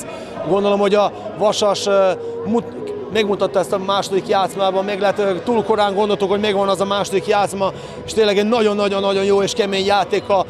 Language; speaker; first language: Hungarian; non-native, fluent; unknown